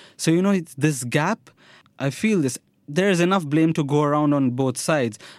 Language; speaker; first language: English; non-native, local second language; Hindi